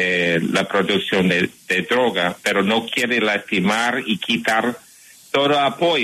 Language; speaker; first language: Spanish; non-native, fluent; English